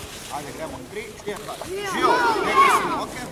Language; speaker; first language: Slovenian; native; Slovenian